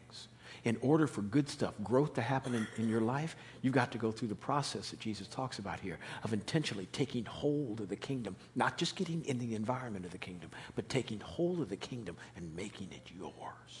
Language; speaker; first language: English; native; English